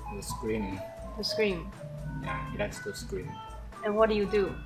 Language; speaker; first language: English; non-native, learner; Chinese